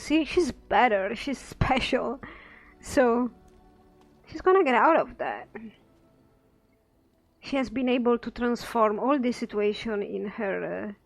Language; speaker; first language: English; non-native, fluent; Italian